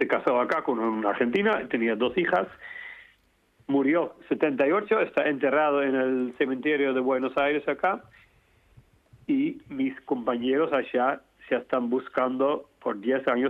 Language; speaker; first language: Spanish; non-native, fluent; Dutch